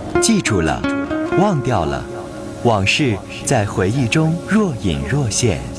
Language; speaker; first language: Chinese; native; Chinese